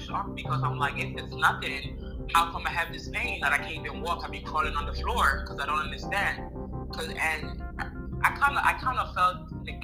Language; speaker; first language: English; non-native, fluent; Italian